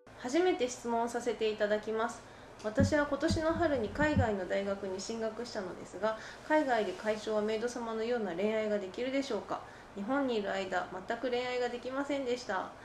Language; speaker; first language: Japanese; native; Japanese